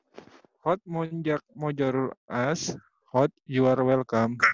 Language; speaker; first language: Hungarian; non-native, learner; Indonesian